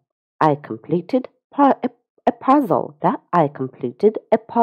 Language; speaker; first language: English; non-native, fluent; Russian